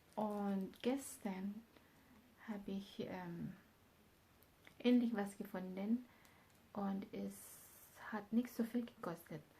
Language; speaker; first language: German; non-native, learner; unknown